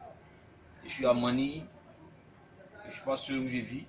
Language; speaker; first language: French; native; French